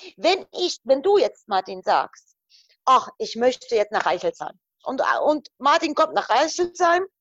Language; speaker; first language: German; non-native, fluent; Croatian